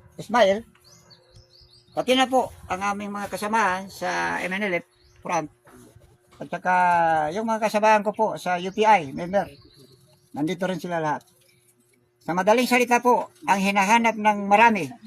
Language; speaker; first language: Filipino; non-native, local second language; Maguindanaon